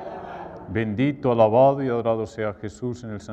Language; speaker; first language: Spanish; native; Spanish